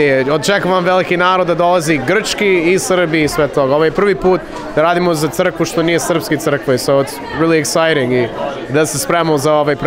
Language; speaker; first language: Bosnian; early bilingual, heritage; Serbian